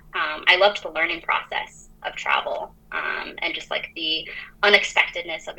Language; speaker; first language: English; native; English